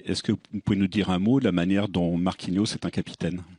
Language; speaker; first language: French; native; French